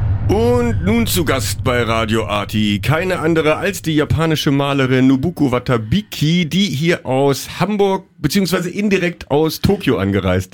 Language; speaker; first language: German; native; German